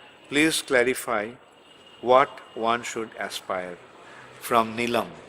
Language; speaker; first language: English; non-native, local second language; Bangla